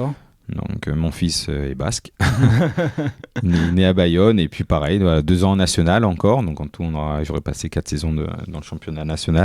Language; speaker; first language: French; native; French